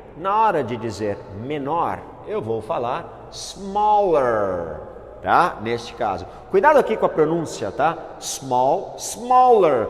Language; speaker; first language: Portuguese; non-native, fluent; English